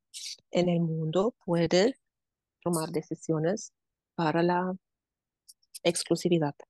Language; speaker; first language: Spanish; non-native, fluent; German